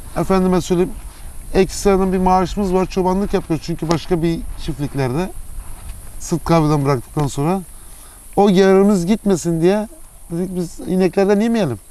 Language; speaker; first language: Turkish; early bilingual, heritage; Turkish